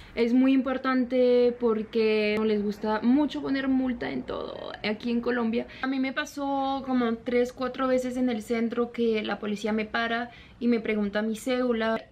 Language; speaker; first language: Spanish; non-native, fluent; French